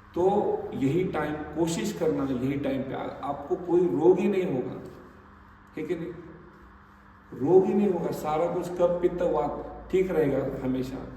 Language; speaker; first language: Hindi; non-native, local second language; Marathi